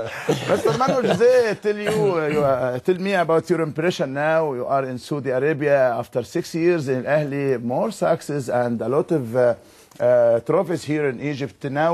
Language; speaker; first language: English; non-native, learner; Arabic